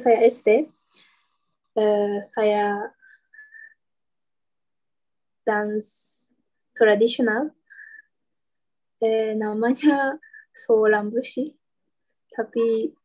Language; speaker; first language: Indonesian; non-native, learner; Japanese